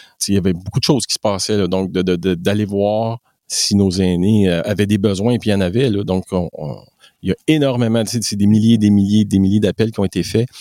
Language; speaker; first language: French; native; French